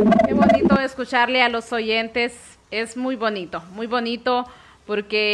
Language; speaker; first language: Spanish; native; Spanish